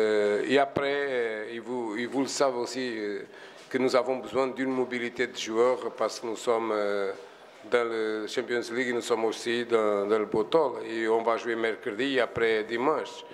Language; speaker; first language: French; non-native, fluent; Portuguese